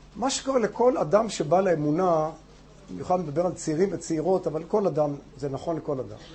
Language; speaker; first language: Hebrew; non-native, fluent; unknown